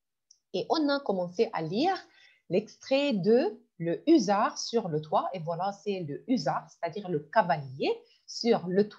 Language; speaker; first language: French; non-native, fluent; Arabic